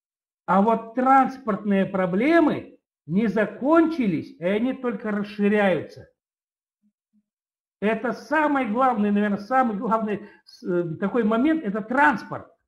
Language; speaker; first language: Russian; native; Russian